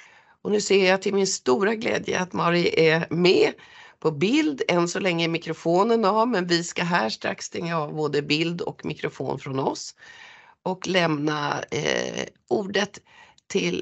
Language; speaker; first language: Swedish; native; Swedish